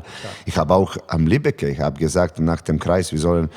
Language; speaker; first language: German; non-native, learner; Serbian